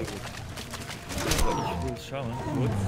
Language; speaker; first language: German; non-native, learner; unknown